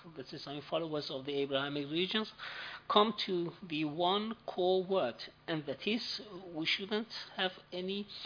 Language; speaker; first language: English; non-native, fluent; Persian